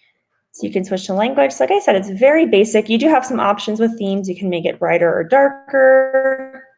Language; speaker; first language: English; native; English